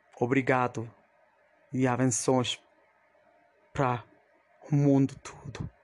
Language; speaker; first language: Portuguese; non-native, fluent; Spanish